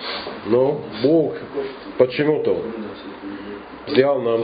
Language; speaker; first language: Russian; non-native, fluent; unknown